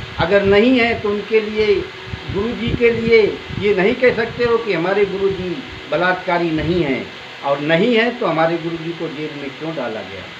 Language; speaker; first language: Hindi; native; Hindi